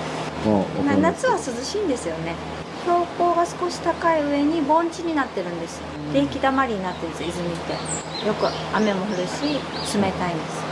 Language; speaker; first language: Japanese; native; Japanese